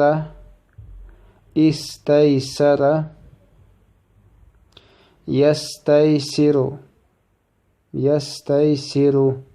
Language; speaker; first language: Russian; non-native, local second language; Chechen